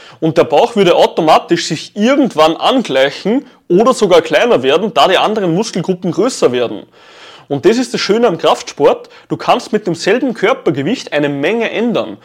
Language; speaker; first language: German; native; German